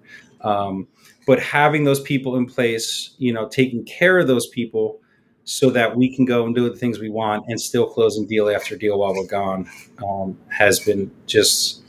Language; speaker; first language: English; native; English